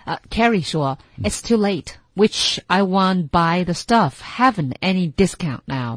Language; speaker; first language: English; non-native, fluent; Chinese